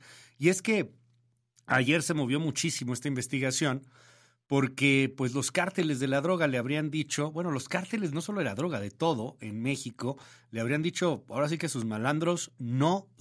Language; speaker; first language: Spanish; native; Spanish